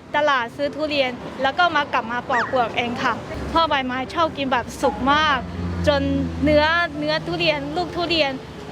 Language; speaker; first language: Thai; native; Thai